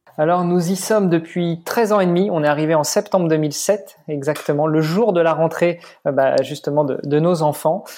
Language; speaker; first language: French; native; French